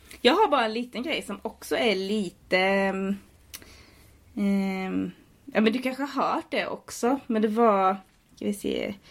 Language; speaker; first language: Swedish; native; Swedish